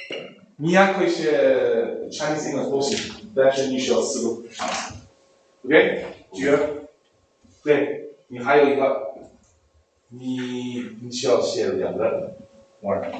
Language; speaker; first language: Chinese; non-native, learner; English